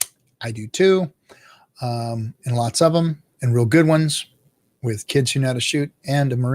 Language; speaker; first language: English; native; English